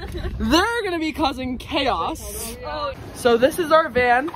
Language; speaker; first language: English; native; English